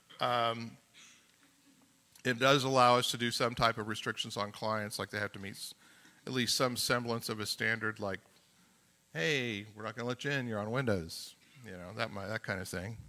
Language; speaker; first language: English; native; English